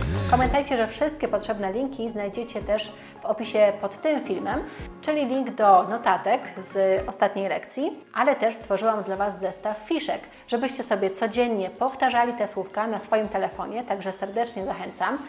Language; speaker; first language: Polish; native; Polish